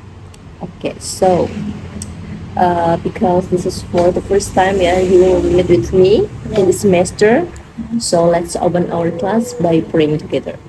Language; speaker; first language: English; non-native, fluent; Indonesian